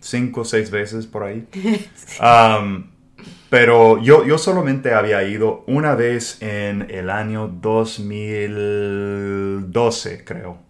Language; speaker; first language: Spanish; non-native, fluent; English